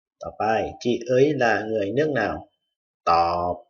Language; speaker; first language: Vietnamese; non-native, fluent; Thai